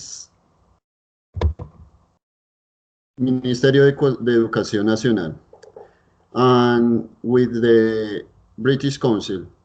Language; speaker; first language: English; non-native, learner; Spanish